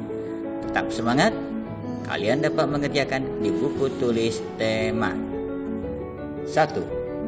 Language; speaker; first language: Indonesian; native; Indonesian